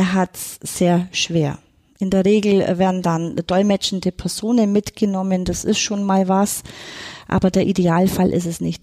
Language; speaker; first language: German; native; German